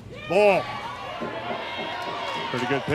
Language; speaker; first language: English; native; English